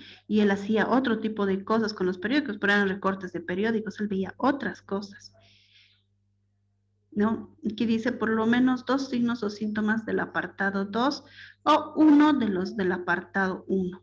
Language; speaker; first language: Spanish; native; Spanish